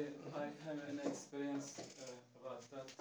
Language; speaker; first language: English; non-native, learner; Turkish